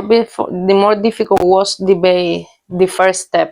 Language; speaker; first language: English; non-native, learner; Spanish